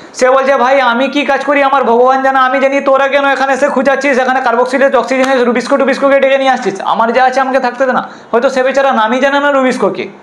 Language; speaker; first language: Bangla; non-native, local second language; Hindi